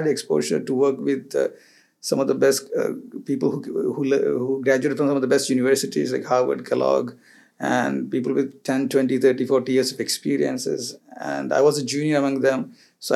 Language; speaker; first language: English; non-native, local second language; Malayalam